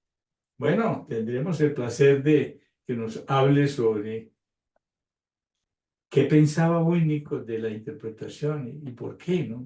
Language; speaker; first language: Spanish; native; Spanish